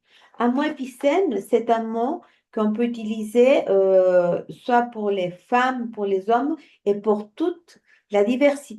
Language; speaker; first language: French; non-native, fluent; Spanish